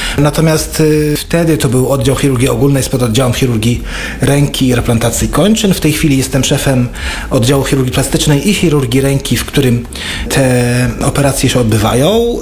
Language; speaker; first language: Polish; non-native, fluent; Arabic